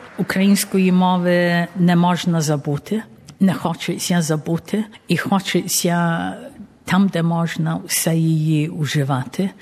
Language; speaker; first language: Ukrainian; early bilingual, heritage; Ukrainian